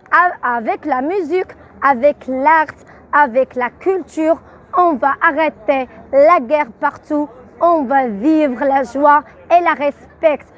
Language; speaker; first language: French; non-native, learner; Arabic